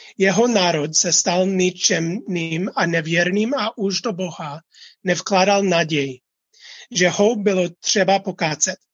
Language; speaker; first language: Czech; non-native, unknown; English